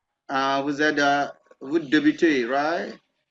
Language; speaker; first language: French; non-native, fluent; Akan